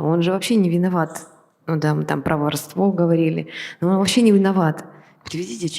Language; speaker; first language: Russian; native; Russian